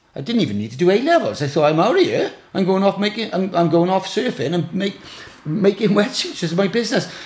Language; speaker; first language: English; native; English